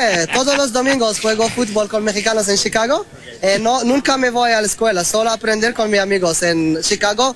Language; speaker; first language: Spanish; non-native, learner; Arabic